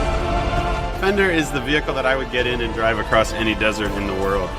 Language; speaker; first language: English; native; English